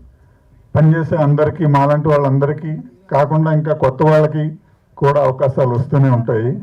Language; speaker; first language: Telugu; native; Telugu